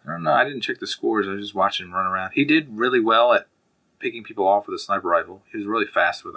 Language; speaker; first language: English; native; English